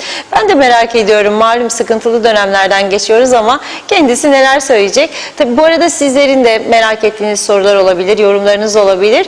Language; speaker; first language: Turkish; native; Turkish